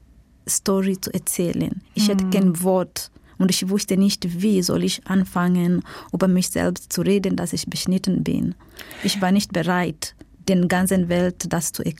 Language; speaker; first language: German; non-native, fluent; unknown